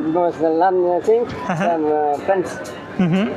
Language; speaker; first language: English; non-native, local second language; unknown